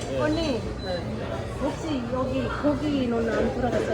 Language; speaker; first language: Korean; non-native, learner; Nepali